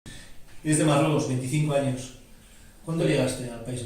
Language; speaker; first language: Spanish; native; Spanish